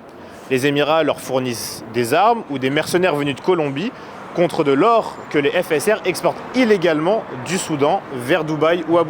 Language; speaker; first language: French; native; French